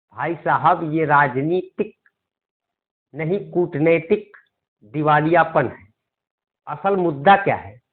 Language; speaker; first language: Hindi; native; Hindi